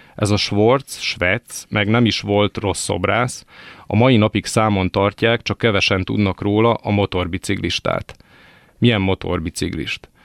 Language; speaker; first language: Hungarian; native; Hungarian